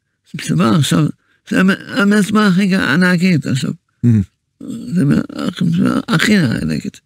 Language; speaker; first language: Hebrew; early bilingual, other home language; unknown